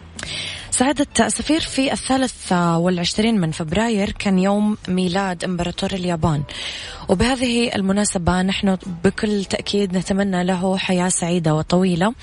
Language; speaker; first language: Arabic; native; Arabic